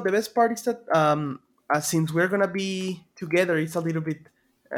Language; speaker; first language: English; non-native, fluent; Spanish